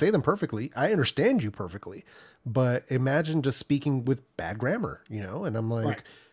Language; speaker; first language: English; early bilingual, other home language; Spanish